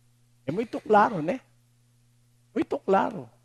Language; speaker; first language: Portuguese; non-native, learner; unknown